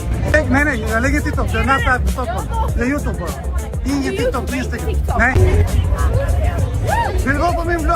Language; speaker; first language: Swedish; non-native, fluent; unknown